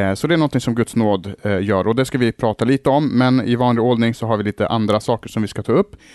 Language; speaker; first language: Swedish; early bilingual, other home language; Arabic